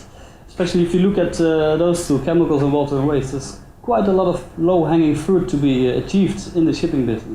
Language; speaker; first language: English; non-native, fluent; Dutch